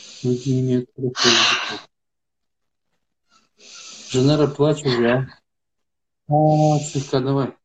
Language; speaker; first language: Russian; native; Russian